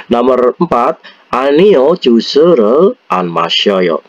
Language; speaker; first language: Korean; non-native, fluent; Indonesian